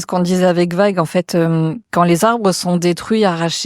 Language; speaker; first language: French; native; French